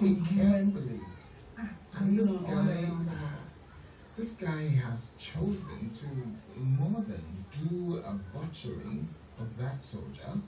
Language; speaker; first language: English; non-native, local second language; Yoruba